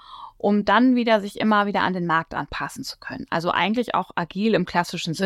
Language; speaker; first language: German; native; German